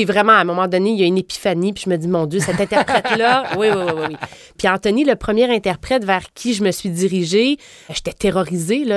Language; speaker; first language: French; native; French